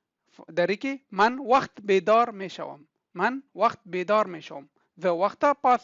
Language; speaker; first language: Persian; non-native, local second language; Pashto